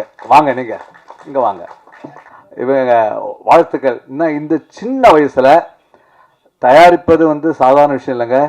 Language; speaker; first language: Tamil; native; Tamil